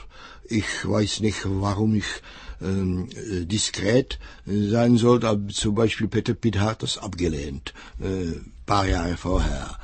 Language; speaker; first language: German; non-native, fluent; Czech